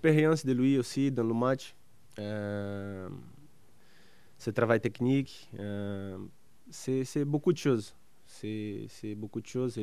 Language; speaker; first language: French; non-native, learner; Portuguese